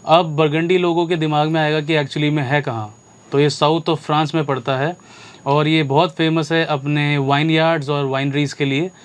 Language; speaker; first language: Hindi; native; Hindi